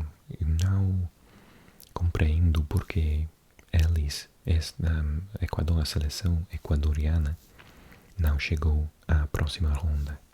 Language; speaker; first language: Portuguese; non-native, learner; English